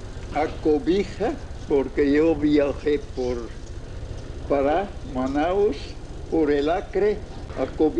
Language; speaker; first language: Spanish; non-native, fluent; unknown